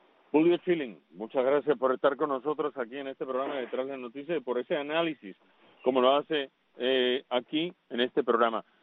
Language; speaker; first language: Spanish; early bilingual, heritage; Spanish